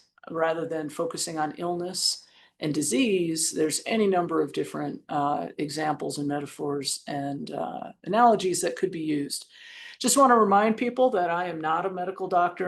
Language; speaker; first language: English; native; English